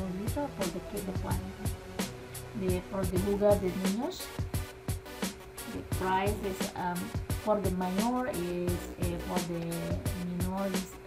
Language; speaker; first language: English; non-native, learner; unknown